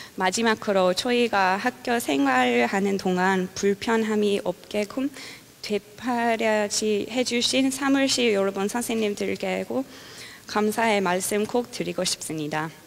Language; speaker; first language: Korean; non-native, fluent; English